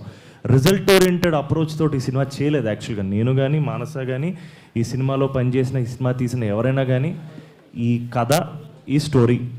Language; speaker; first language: Telugu; native; Telugu